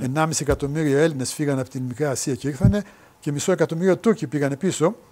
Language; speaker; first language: Greek; native; Greek